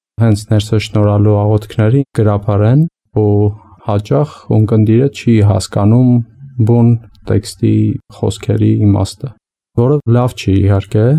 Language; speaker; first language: Armenian; native; Armenian